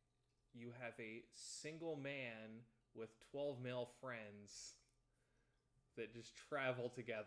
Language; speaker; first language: English; native; English